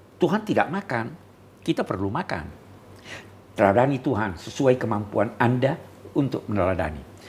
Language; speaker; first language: Indonesian; native; Indonesian